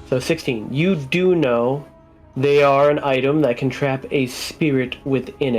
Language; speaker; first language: English; native; English